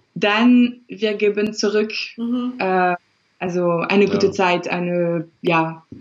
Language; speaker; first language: German; non-native, fluent; French